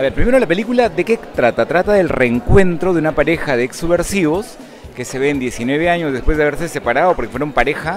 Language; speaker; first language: Spanish; native; Spanish